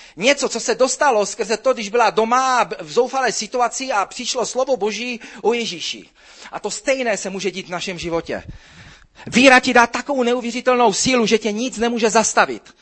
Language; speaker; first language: Czech; native; Czech